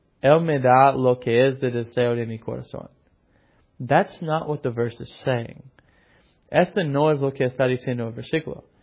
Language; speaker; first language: Spanish; non-native, fluent; English